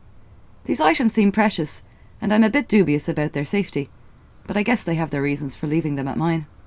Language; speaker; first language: English; native; English